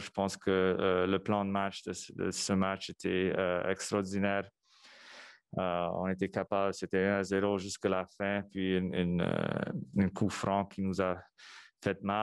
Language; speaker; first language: French; non-native, local second language; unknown